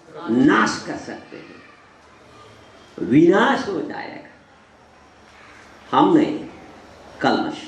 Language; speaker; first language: Hindi; non-native, learner; English